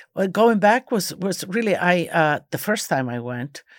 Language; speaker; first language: English; early bilingual, other home language; Croatian